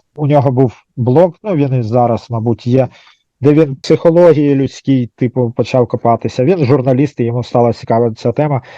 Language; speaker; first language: Ukrainian; native; Ukrainian